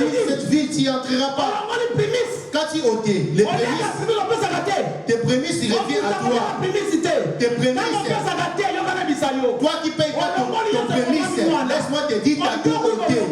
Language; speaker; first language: French; non-native, local second language; Lingala